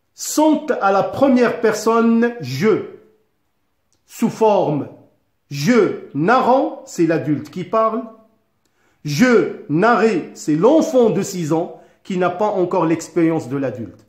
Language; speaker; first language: French; non-native, local second language; Arabic